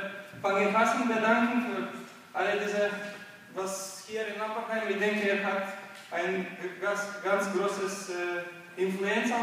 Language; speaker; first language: German; non-native, learner; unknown